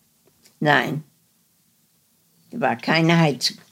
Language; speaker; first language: German; early bilingual, heritage; German